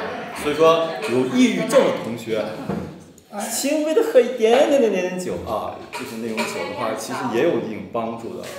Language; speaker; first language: Chinese; native; Chinese